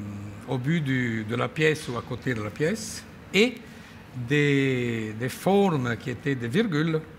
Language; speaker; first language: French; non-native, fluent; Italian